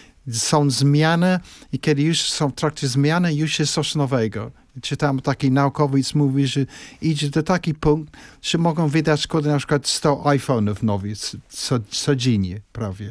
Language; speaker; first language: Polish; non-native, fluent; English